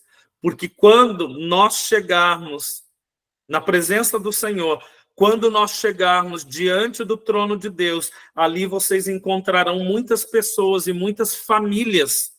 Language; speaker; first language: Portuguese; native; Portuguese